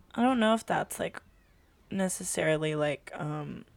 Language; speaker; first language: English; early bilingual, other home language; Filipino